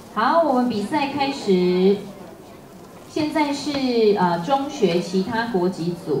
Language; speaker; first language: Chinese; native; Chinese